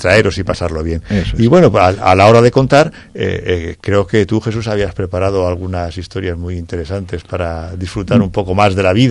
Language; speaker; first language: Spanish; native; Spanish